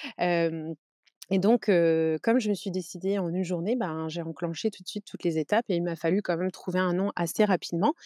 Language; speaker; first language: French; native; French